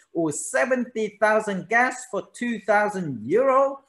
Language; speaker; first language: English; non-native, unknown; Vietnamese